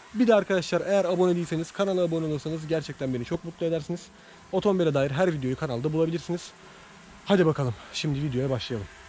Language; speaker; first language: Turkish; native; Turkish